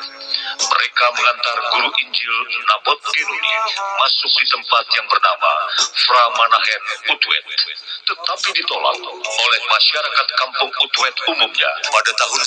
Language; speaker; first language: Indonesian; native; Indonesian